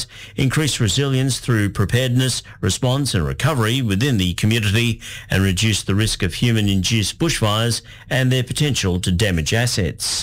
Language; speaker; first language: English; native; English